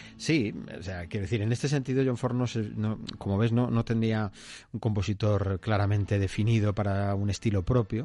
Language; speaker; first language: Spanish; native; Spanish